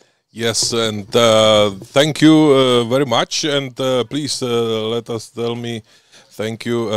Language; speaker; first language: English; non-native, learner; Czech